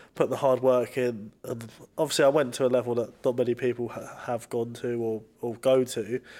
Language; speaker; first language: English; native; English